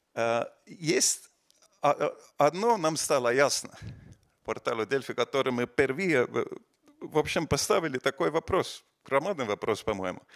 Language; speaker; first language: Russian; non-native, fluent; Estonian